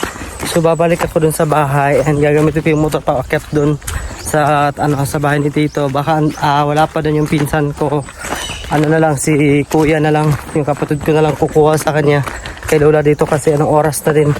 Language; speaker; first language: Filipino; non-native, local second language; Cebuano